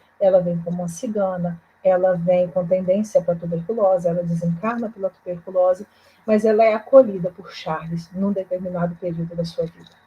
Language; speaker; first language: Portuguese; native; Portuguese